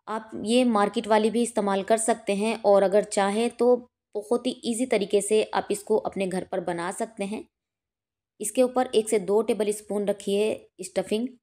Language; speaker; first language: Hindi; native; Hindi